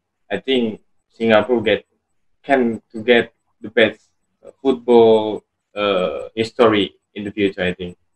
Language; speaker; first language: English; non-native, learner; Indonesian